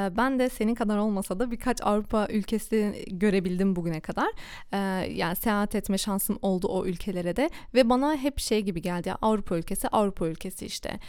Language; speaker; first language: Turkish; early bilingual, heritage; Turkish